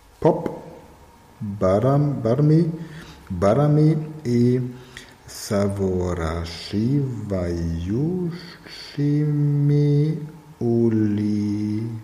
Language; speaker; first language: Russian; non-native, learner; German